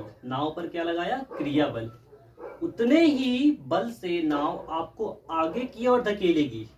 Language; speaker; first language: Hindi; native; Hindi